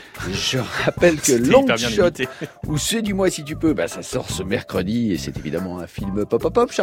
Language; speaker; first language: French; native; French